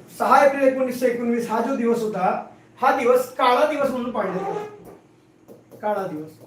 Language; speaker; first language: Marathi; non-native, local second language; Hindi